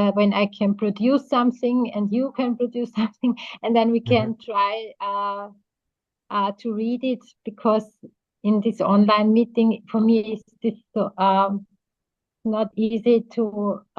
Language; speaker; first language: English; non-native, fluent; German